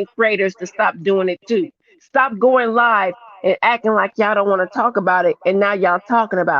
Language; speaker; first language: English; native; English